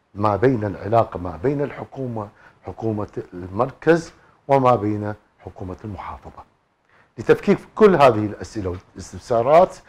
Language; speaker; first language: Arabic; native; Arabic